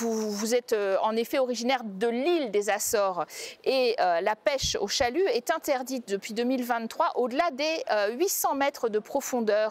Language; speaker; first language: French; native; French